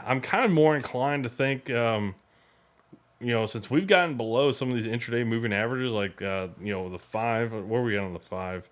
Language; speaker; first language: English; native; English